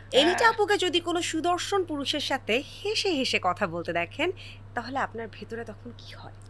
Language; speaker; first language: Bangla; native; Bangla